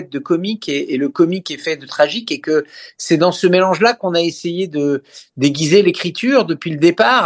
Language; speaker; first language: French; native; French